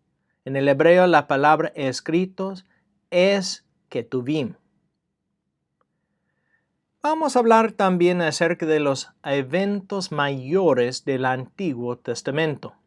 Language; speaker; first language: Spanish; non-native, fluent; English